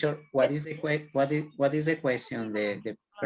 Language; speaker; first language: English; non-native, learner; Spanish